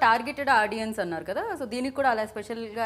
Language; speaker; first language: Telugu; native; Telugu